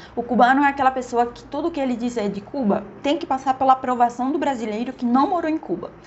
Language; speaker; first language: Portuguese; non-native, fluent; Spanish